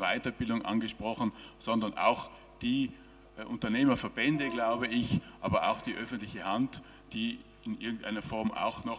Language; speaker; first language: German; native; German